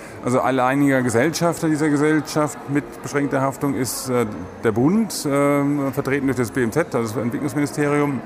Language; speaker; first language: German; native; German